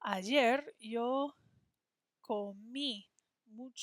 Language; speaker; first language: Spanish; non-native, fluent; English